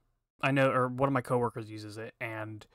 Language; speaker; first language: English; native; English